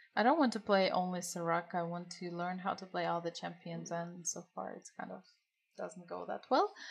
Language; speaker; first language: English; non-native, fluent; Russian